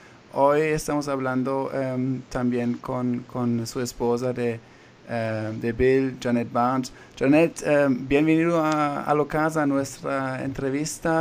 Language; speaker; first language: Spanish; non-native, fluent; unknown